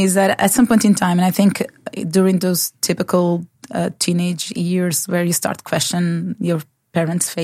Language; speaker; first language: English; non-native, fluent; Portuguese